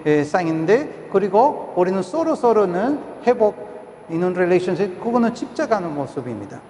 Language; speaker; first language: Korean; non-native, fluent; Spanish